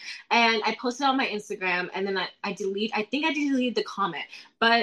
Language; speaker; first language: English; early bilingual, other home language; Thai